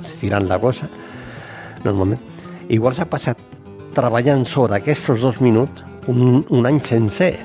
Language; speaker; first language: Catalan; non-native, local second language; Spanish